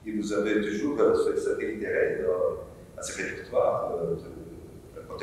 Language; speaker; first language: French; non-native, learner; Portuguese